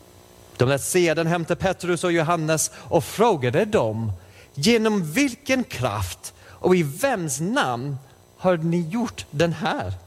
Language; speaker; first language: Swedish; non-native, fluent; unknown